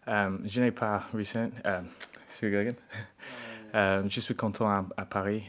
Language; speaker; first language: French; non-native, learner; English